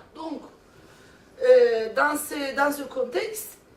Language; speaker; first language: French; non-native, fluent; Turkish